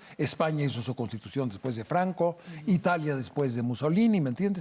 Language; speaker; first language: Spanish; native; Spanish